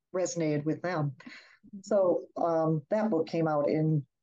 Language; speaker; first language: English; native; English